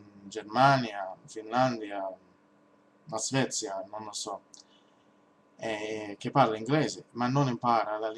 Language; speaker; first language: Italian; non-native, learner; English